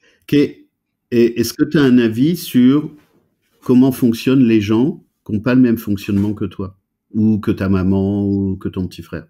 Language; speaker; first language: French; native; French